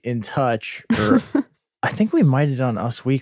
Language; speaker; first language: English; native; English